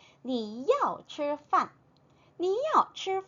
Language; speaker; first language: Chinese; non-native, fluent; Korean